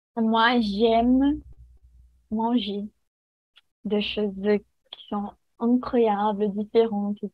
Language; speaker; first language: French; non-native, learner; Portuguese